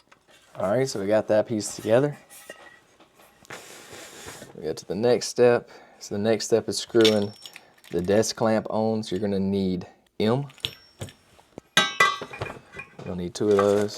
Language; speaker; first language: English; native; English